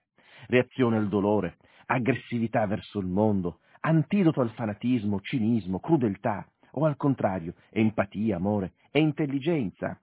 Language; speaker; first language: Italian; native; Italian